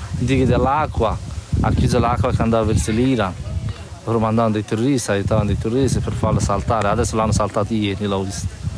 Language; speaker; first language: Italian; non-native, fluent; Persian